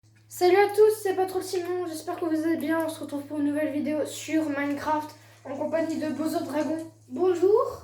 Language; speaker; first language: French; native; French